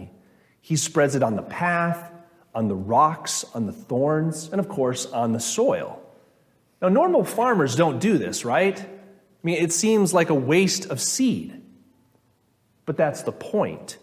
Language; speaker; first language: English; native; English